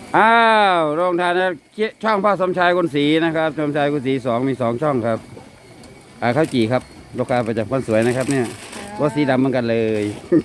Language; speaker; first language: Thai; native; Thai